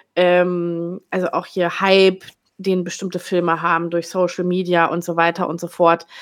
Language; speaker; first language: German; native; German